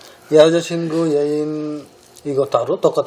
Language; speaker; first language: Korean; non-native, learner; Bangla